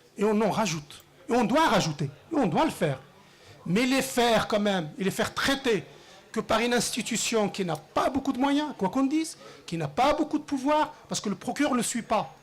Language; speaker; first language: French; early bilingual, other home language; Riffian